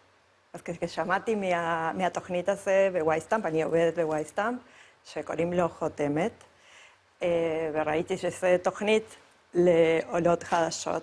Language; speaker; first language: Hebrew; non-native, fluent; Spanish